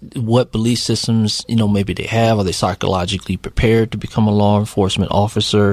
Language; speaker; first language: English; native; English